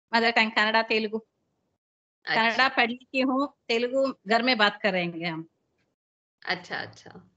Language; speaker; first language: Hindi; non-native, local second language; Telugu